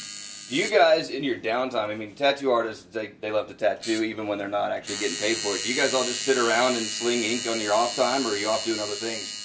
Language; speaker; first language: English; native; English